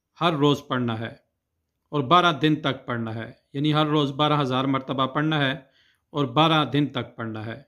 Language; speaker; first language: Urdu; native; Urdu